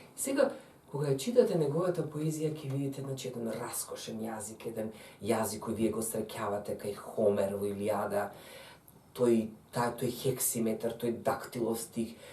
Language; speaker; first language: Macedonian; native; Macedonian